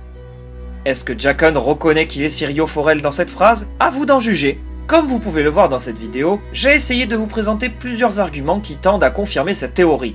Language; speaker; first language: French; native; French